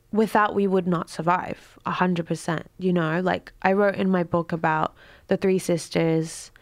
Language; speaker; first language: English; native; English